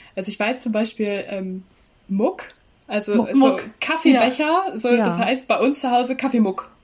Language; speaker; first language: German; native; German